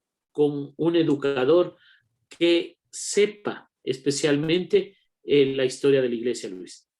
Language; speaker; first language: Spanish; native; Spanish